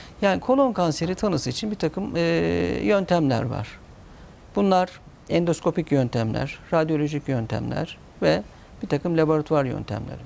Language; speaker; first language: Turkish; native; Turkish